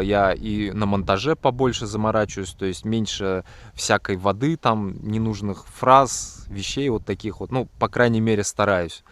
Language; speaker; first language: Russian; native; Russian